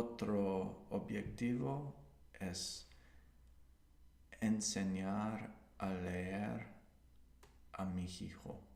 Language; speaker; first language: Spanish; non-native, learner; English